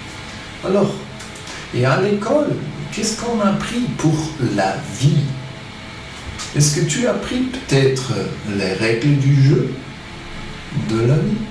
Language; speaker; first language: French; non-native, fluent; German